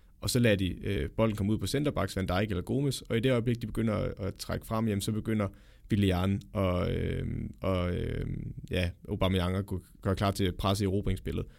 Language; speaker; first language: Danish; native; Danish